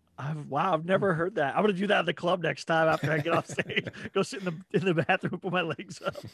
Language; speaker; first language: English; native; English